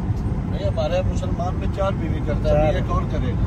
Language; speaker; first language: Hindi; non-native, learner; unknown